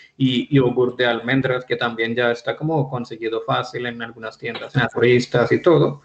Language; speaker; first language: Spanish; non-native, fluent; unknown